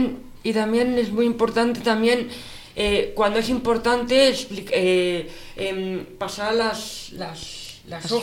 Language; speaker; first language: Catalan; non-native, local second language; Spanish